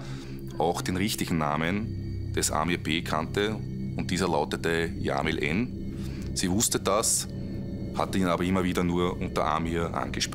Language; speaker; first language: German; native; German